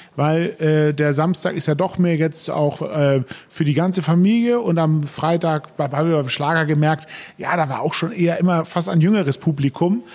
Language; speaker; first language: German; native; German